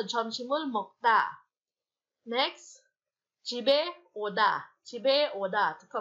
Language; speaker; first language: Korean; non-native, fluent; Filipino